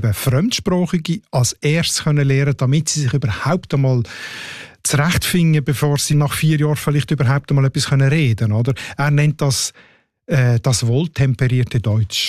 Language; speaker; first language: German; native; German